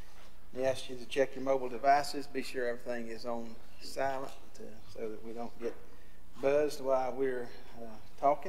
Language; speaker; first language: English; native; English